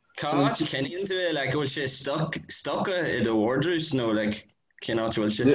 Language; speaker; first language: Irish; non-native, local second language; English